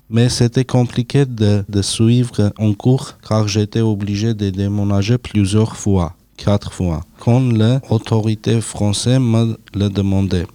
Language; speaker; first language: French; non-native, learner; Armenian